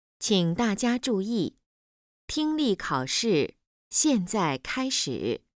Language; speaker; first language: Chinese; native; Chinese